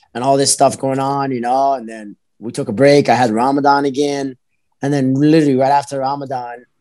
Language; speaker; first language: English; early bilingual, other home language; Arabic